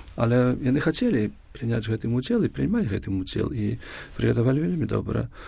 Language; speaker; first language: Belarusian; native; Belarusian